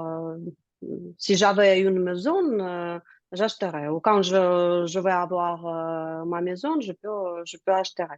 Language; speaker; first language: French; non-native, learner; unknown